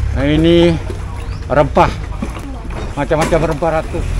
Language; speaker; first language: Malay; native; Malay